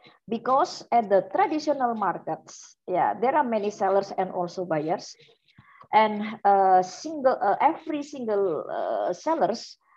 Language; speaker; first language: English; non-native, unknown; Indonesian